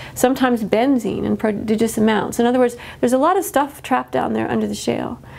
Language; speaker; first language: English; native; English